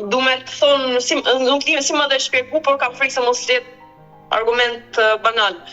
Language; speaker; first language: Albanian; early bilingual, other home language; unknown